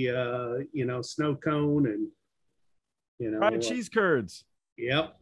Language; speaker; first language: English; native; English